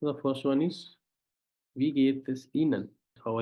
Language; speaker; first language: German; non-native, fluent; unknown